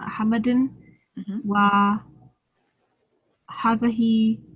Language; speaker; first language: Arabic; non-native, learner; English